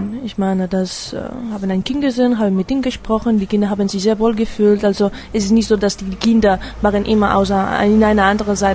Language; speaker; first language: German; non-native, fluent; Spanish